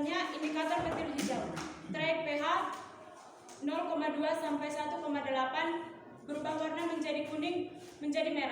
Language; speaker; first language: Indonesian; native; Indonesian